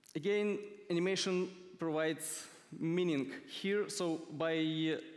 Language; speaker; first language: English; non-native, fluent; Russian